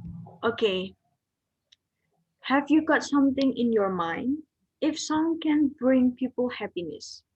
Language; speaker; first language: English; non-native, learner; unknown